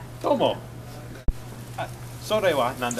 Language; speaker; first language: Japanese; non-native, learner; English